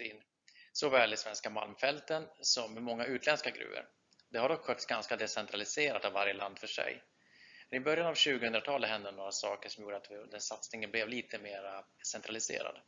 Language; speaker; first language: Swedish; native; Swedish